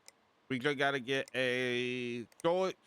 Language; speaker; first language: English; native; English